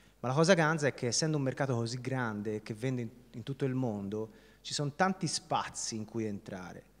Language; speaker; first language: Italian; native; Italian